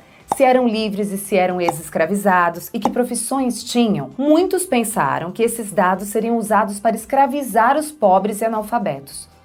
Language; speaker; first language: Portuguese; native; Portuguese